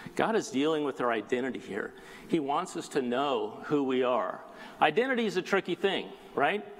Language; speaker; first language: English; native; English